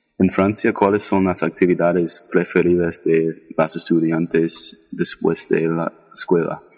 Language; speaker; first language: Spanish; non-native, learner; English